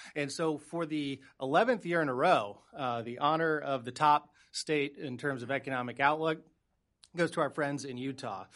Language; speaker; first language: English; native; English